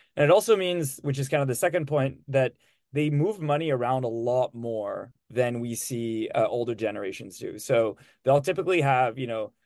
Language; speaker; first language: English; non-native, fluent; French